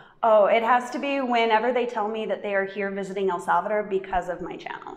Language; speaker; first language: English; native; English